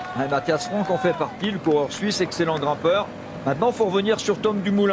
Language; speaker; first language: French; native; French